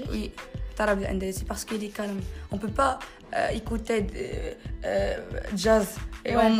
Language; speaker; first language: French; non-native, learner; Tachelhit